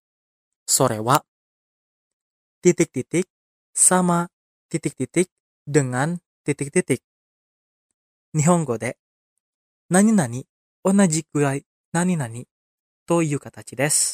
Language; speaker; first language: Japanese; non-native, fluent; Indonesian